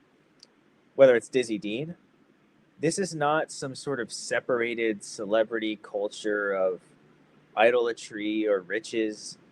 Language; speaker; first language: English; native; English